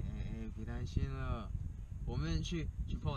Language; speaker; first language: Chinese; non-native, learner; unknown